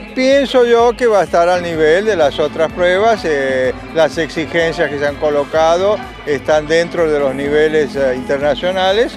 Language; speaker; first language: Spanish; native; Spanish